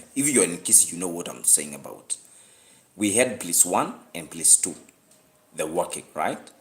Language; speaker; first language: English; non-native, local second language; Gusii